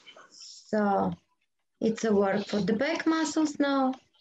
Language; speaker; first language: English; non-native, learner; Bulgarian